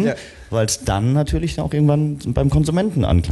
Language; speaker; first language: German; native; German